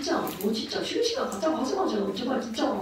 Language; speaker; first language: Korean; native; Korean